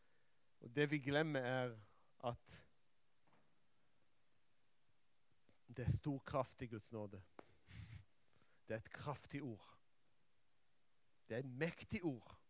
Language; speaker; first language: Swedish; non-native, fluent; Hebrew